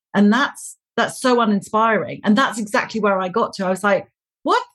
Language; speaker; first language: English; native; English